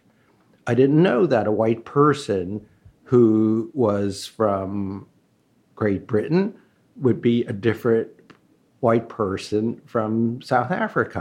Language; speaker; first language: English; early bilingual, other home language; Chinese